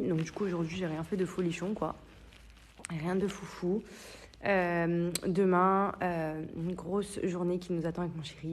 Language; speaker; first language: French; native; French